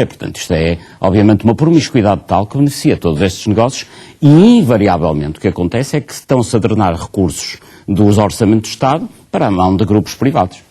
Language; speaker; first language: Portuguese; native; Portuguese